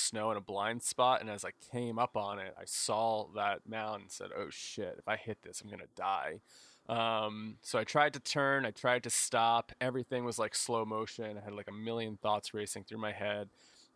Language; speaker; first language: English; native; English